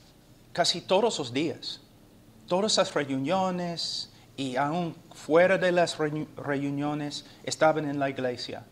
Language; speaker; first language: Spanish; non-native, fluent; English